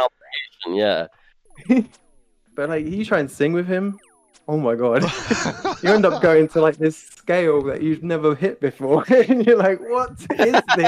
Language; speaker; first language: English; native; English